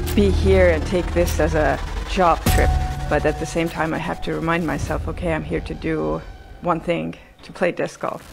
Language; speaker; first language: English; native; English